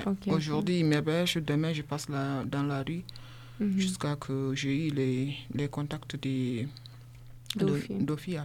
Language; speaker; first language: French; non-native, local second language; Soninke